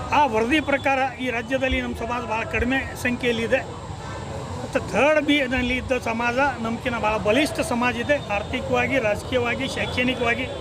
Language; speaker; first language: Kannada; non-native, local second language; Marathi